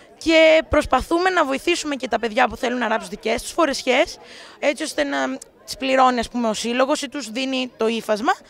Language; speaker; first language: Greek; native; Greek